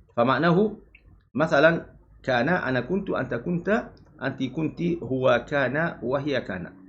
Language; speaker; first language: Arabic; non-native, fluent; Malay